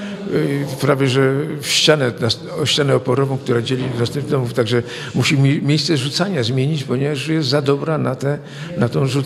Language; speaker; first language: Polish; native; Polish